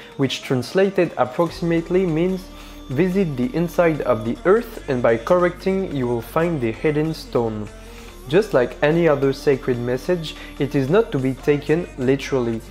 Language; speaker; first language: English; non-native, fluent; French